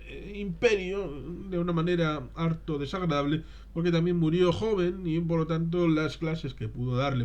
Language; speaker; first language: Spanish; native; Spanish